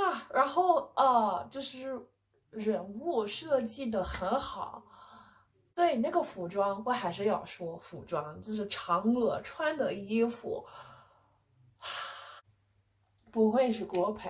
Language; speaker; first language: Chinese; non-native, fluent; English